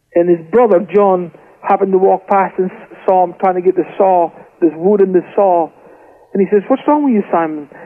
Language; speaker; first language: English; native; English